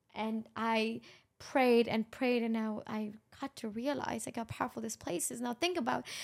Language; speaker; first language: English; non-native, local second language; Urdu